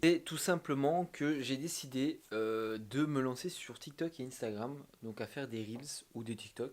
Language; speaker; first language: French; native; French